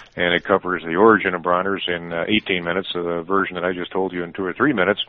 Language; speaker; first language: English; early bilingual, other home language; German